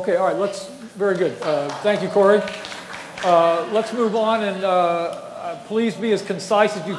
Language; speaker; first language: English; native; English